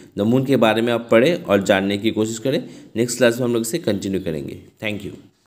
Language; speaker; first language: Hindi; non-native, local second language; Bangla